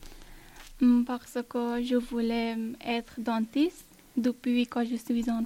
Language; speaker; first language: French; non-native, learner; Persian